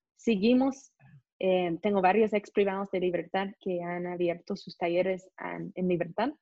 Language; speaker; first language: Spanish; non-native, fluent; English